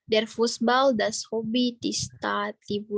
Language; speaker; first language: German; non-native, learner; Indonesian